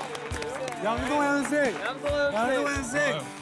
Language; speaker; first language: Korean; native; Korean